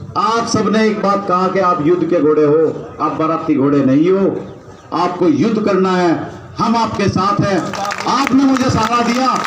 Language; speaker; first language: Hindi; native; Hindi